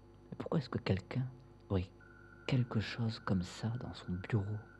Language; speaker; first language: French; native; French